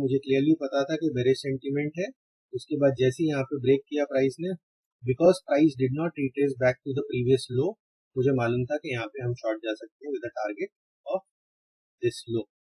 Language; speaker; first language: Hindi; native; Hindi